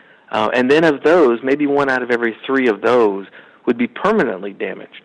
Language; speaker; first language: English; native; English